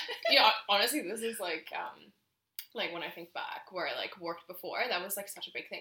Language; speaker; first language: English; non-native, fluent; German